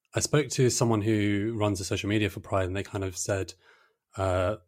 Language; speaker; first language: English; native; English